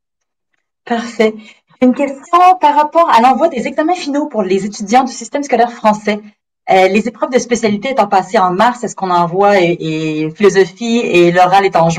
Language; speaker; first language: French; native; French